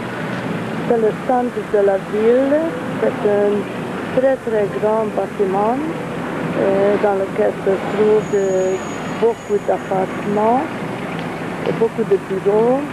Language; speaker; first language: French; non-native, fluent; Hungarian